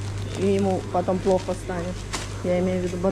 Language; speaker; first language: Russian; native; Russian